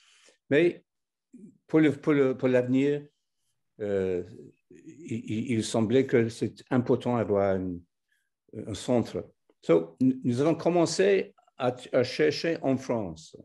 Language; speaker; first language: French; non-native, fluent; English